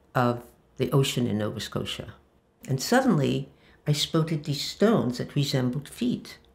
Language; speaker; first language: English; early bilingual, other home language; Hebrew